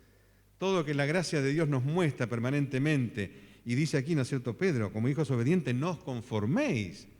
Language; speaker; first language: Spanish; native; Spanish